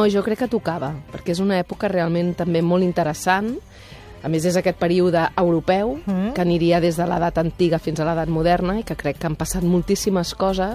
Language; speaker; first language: Catalan; native; Catalan